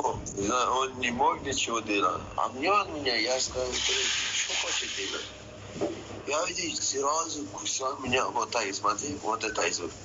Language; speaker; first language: Russian; non-native, learner; Persian